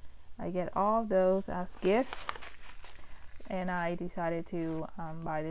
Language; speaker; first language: English; non-native, fluent; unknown